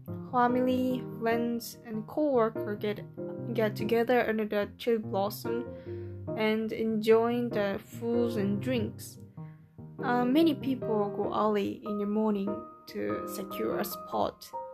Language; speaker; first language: English; non-native, learner; Japanese